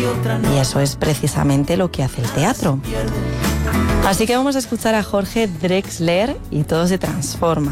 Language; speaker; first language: Spanish; native; Spanish